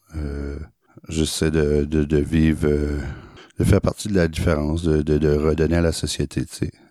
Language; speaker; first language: French; native; French